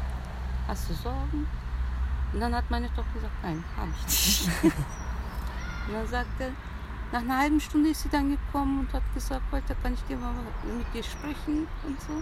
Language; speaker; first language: German; early bilingual, other home language; Turkish